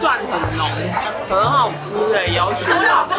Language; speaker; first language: Chinese; native; Chinese